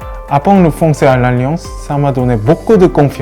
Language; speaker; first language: French; non-native, learner; Japanese